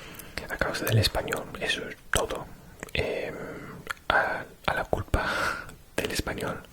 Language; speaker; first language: Spanish; non-native, fluent; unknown